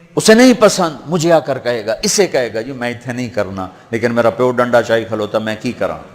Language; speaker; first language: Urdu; non-native, local second language; Punjabi